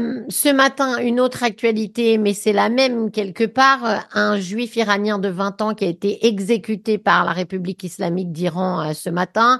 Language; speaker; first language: French; native; French